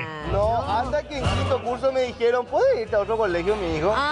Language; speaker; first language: Spanish; native; Spanish